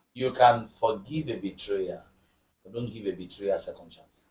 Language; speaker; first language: English; non-native, local second language; Yoruba